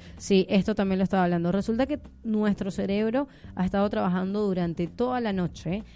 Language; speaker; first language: Spanish; native; Spanish